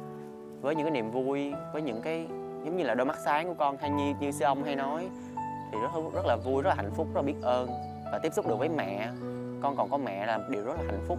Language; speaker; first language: Vietnamese; native; Vietnamese